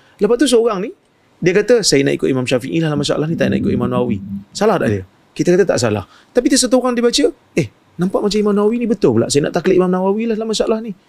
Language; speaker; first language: Malay; native; Malay